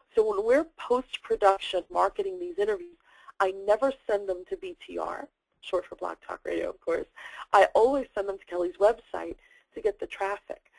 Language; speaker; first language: English; native; English